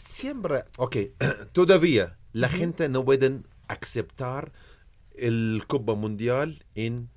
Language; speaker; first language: Spanish; non-native, learner; Arabic